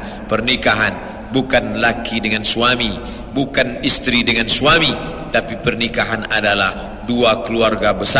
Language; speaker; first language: Indonesian; native; Indonesian